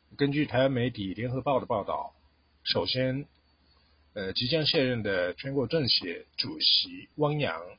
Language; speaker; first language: Chinese; non-native, fluent; Japanese